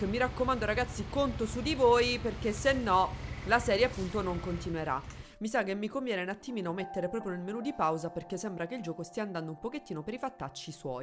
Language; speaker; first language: Italian; native; Italian